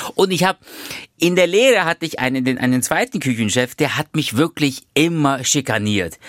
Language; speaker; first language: German; early bilingual, other home language; Turkish